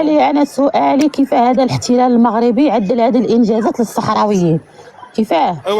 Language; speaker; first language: Arabic; native; Arabic